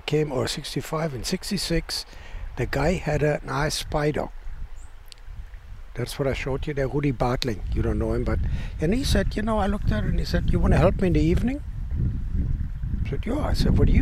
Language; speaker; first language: English; non-native, fluent; German